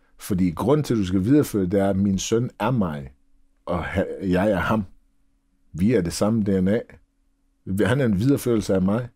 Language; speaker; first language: Danish; native; Danish